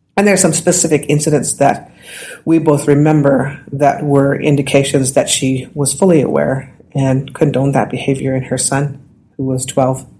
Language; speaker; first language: English; native; English